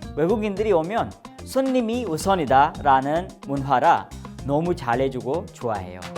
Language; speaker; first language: Korean; non-native, fluent; Urdu